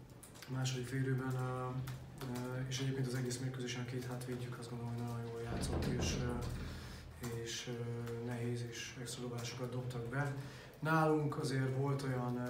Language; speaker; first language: Hungarian; native; Hungarian